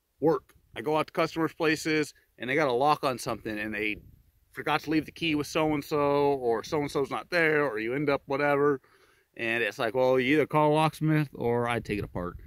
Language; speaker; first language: English; native; English